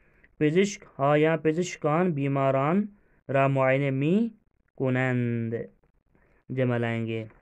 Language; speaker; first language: Persian; non-native, fluent; Urdu